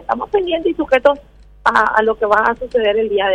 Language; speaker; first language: Spanish; native; Spanish